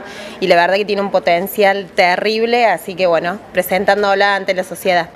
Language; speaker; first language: Spanish; native; Spanish